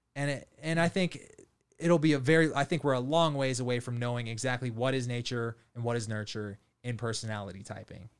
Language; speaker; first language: English; native; English